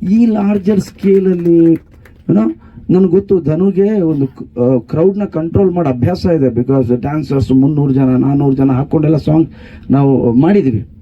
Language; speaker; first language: Kannada; native; Kannada